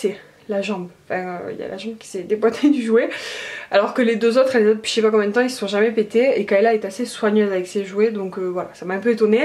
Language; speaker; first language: French; native; French